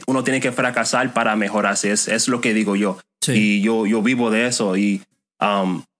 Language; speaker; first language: Spanish; non-native, fluent; English